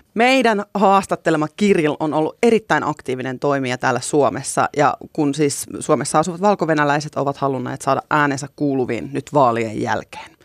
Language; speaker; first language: Finnish; native; Finnish